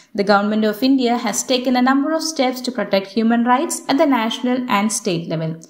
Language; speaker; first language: English; non-native, local second language; Malayalam